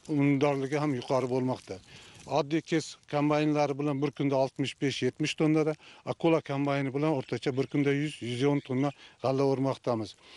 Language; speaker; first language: Uzbek; native; Uzbek